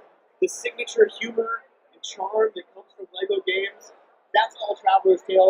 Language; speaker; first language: English; native; English